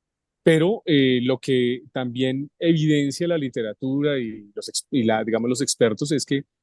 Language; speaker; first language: Spanish; native; Spanish